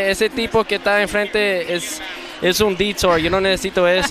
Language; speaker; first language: Spanish; early bilingual, heritage; English